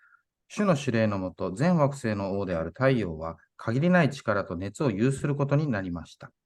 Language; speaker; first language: Japanese; native; Japanese